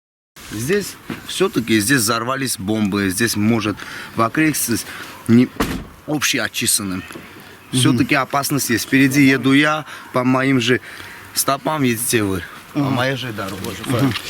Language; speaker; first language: Russian; non-native, local second language; Armenian